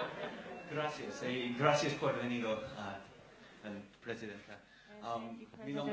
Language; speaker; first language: Spanish; non-native, learner; English